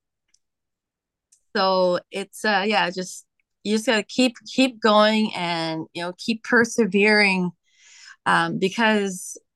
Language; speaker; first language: English; native; English